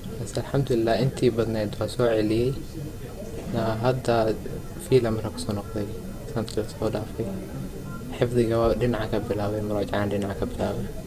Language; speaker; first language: Somali; early bilingual, heritage; Somali